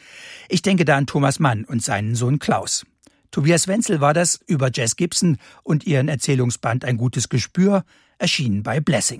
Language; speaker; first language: German; native; German